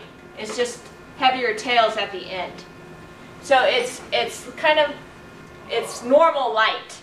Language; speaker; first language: English; native; English